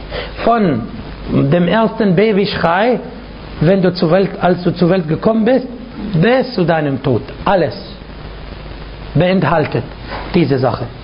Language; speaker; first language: German; non-native, fluent; Arabic